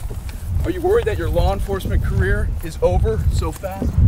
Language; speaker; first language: English; native; English